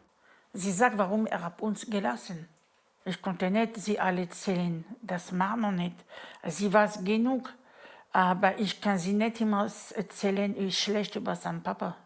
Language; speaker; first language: German; non-native, learner; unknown